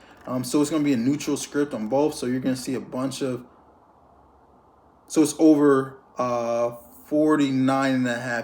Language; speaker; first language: English; native; English